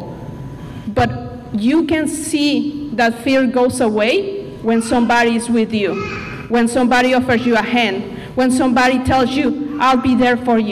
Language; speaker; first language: English; non-native, fluent; Spanish